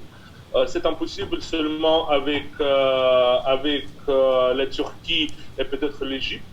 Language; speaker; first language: French; non-native, fluent; Russian